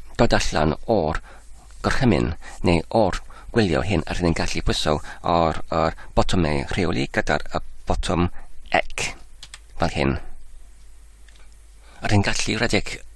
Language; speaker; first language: Welsh; non-native, learner; English